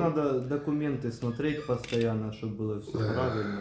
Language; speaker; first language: Ukrainian; non-native, local second language; Russian